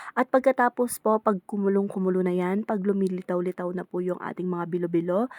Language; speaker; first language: Filipino; native; Filipino